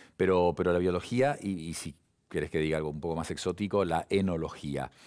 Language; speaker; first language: Spanish; native; Spanish